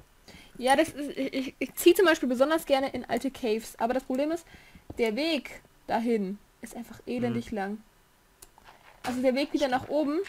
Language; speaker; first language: German; native; German